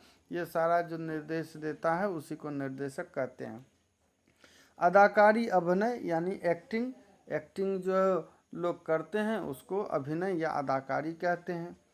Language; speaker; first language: Hindi; native; Hindi